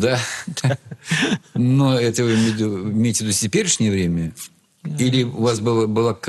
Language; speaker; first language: Russian; native; Russian